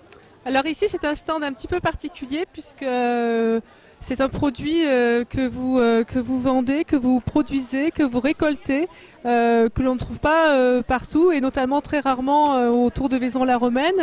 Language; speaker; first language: French; native; French